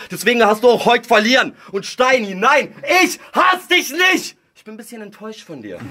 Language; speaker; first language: German; early bilingual, other home language; Russian